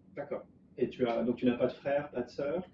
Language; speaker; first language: French; native; French